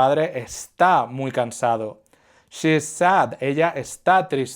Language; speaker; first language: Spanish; non-native, fluent; English